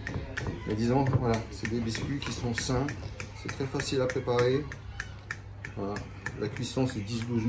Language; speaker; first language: French; native; French